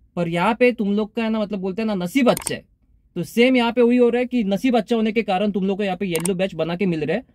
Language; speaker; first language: Hindi; non-native, local second language; Marathi